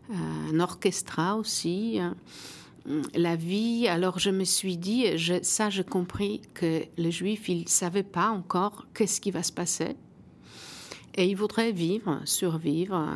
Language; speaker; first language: French; non-native, fluent; Polish